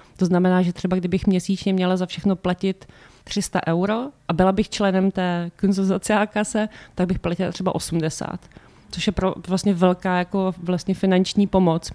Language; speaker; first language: Czech; native; Czech